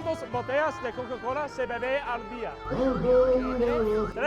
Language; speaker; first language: Spanish; non-native, learner; English